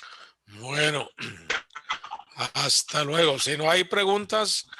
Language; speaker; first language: Spanish; early bilingual, heritage; Spanish